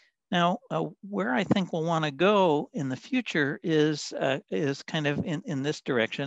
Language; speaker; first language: English; native; English